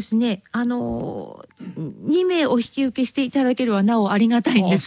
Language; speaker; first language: Japanese; native; Japanese